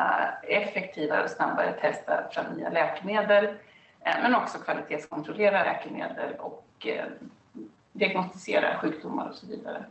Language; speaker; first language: Swedish; native; Swedish